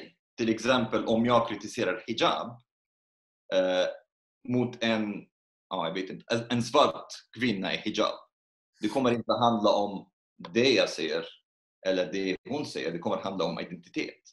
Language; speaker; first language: Swedish; non-native, fluent; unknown